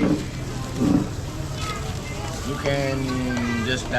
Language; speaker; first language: English; non-native, local second language; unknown